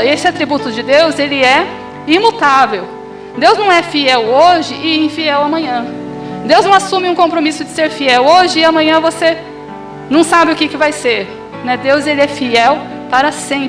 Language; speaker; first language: Portuguese; native; Portuguese